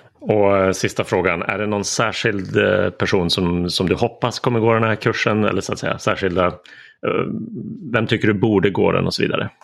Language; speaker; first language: Swedish; native; Swedish